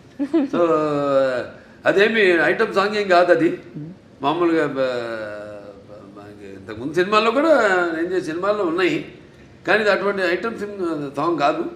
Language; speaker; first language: Telugu; native; Telugu